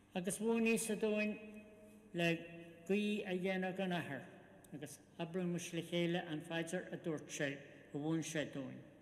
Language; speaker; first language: Irish; non-native, local second language; English